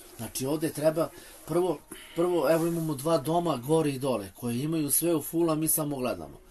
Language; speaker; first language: Serbian; native; Serbian